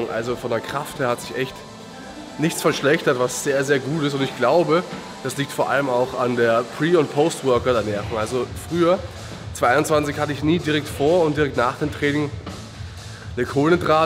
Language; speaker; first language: German; native; German